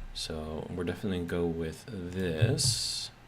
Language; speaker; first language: English; native; English